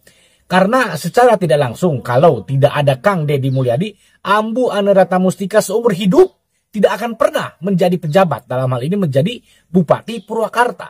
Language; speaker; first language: Indonesian; native; Indonesian